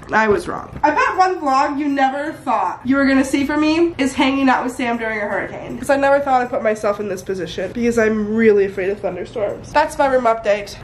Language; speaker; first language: English; native; English